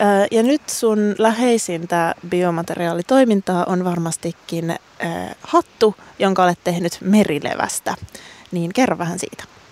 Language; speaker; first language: Finnish; native; Finnish